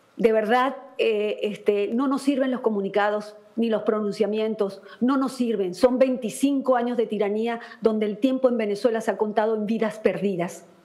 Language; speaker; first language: Spanish; native; Spanish